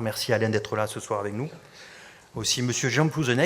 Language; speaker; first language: French; native; French